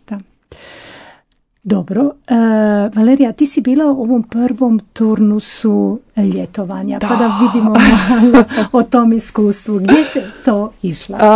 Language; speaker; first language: Croatian; native; Croatian